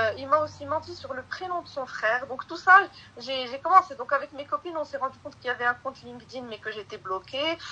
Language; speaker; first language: French; early bilingual, other home language; Arabic